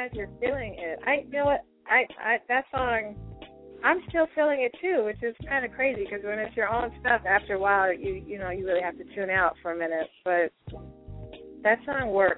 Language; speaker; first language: English; native; English